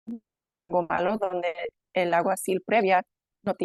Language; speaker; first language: Spanish; non-native, fluent; English